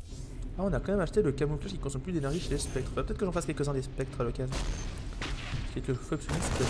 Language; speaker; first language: French; native; French